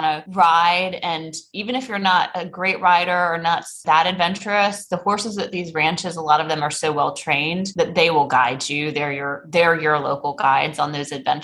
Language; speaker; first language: English; native; English